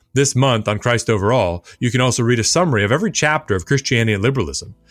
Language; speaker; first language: English; native; English